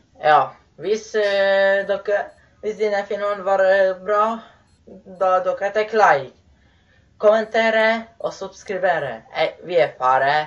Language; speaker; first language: Norwegian; non-native, learner; Swedish